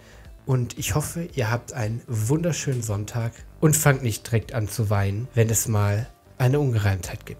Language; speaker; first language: German; native; German